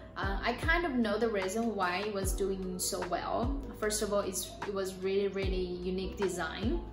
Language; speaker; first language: English; non-native, fluent; Chinese